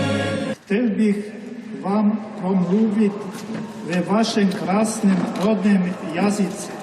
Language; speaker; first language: Czech; non-native, learner; Croatian